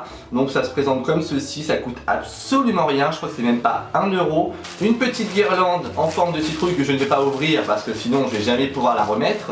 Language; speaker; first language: French; native; French